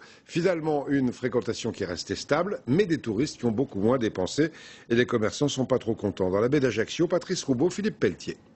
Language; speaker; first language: French; native; French